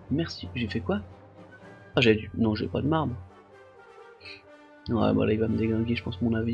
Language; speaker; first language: French; native; French